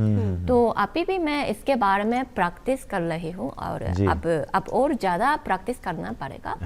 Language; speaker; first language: Hindi; non-native, learner; Japanese